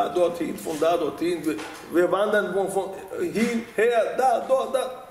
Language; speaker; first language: German; non-native, fluent; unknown